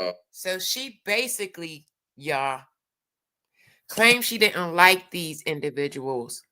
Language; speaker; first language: English; native; English